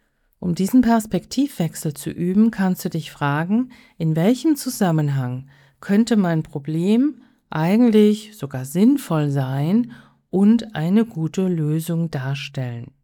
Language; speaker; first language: German; native; German